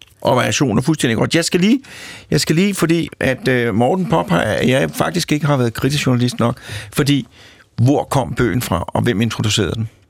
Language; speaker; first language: Danish; native; Danish